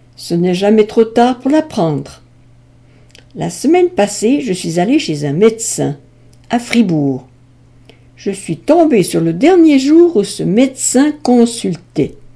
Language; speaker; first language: French; native; French